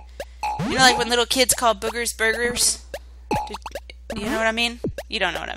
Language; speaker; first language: English; native; English